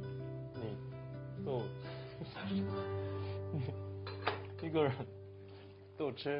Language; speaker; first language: Chinese; non-native, learner; Korean